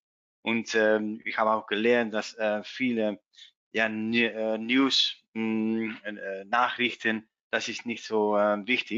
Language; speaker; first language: German; non-native, learner; Dutch